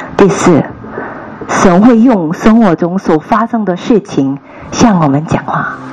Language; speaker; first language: Chinese; non-native, fluent; Korean